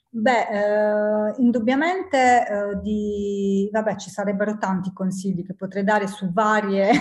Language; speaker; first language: Italian; native; Italian